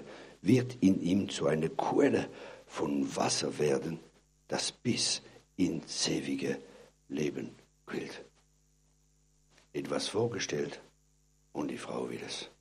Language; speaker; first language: German; non-native, fluent; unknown